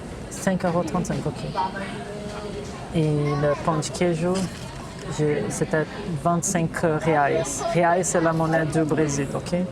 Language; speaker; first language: French; non-native, fluent; Portuguese